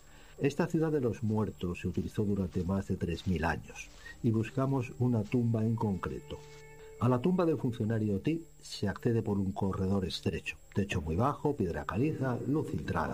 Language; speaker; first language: Spanish; native; Spanish